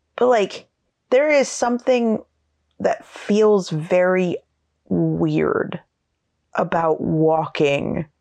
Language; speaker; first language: English; native; English